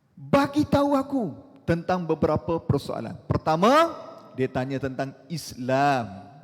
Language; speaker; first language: Malay; native; Malay